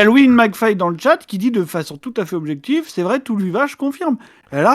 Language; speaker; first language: French; native; French